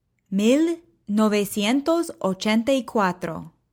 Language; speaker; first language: Spanish; non-native, fluent; English